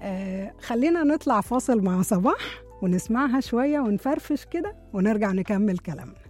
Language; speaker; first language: Arabic; native; Arabic